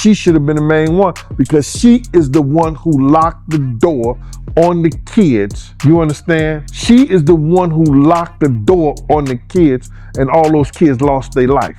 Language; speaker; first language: English; native; English